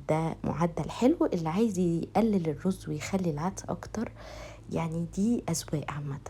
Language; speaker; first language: Arabic; native; Arabic